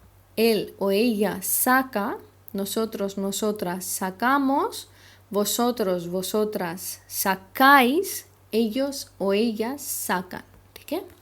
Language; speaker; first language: Spanish; non-native, fluent; Hindi